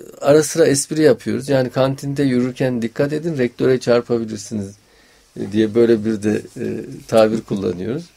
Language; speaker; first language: Turkish; native; Turkish